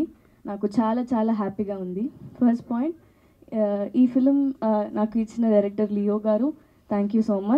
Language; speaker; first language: Telugu; non-native, learner; Tamil